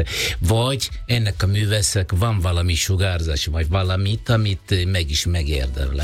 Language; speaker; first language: Hungarian; non-native, fluent; Italian